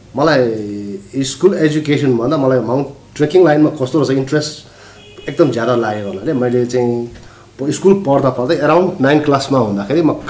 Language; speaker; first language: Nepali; non-native, local second language; Sherpa